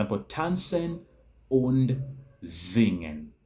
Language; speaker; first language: German; non-native, learner; English